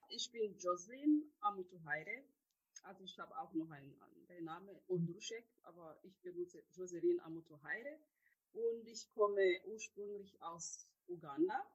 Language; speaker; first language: German; non-native, fluent; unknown